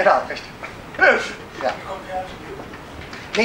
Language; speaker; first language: German; native; German